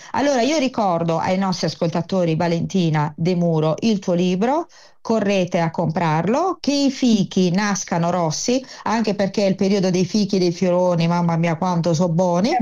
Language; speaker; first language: Italian; native; Italian